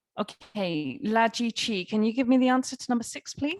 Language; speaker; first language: English; native; English